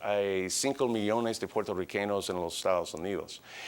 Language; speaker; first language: Spanish; early bilingual, heritage; English